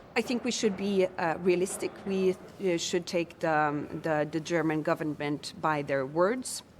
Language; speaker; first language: English; non-native, fluent; Swedish